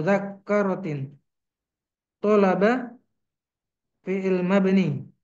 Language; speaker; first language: Arabic; non-native, learner; Indonesian